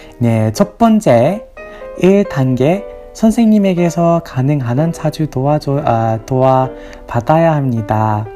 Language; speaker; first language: Korean; non-native, learner; English